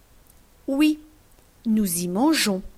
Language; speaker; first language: French; non-native, fluent; English